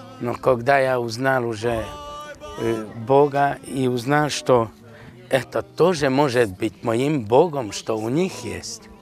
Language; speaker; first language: Russian; non-native, local second language; Romany